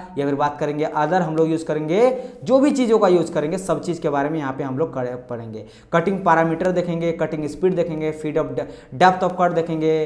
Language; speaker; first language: Hindi; non-native, local second language; Marathi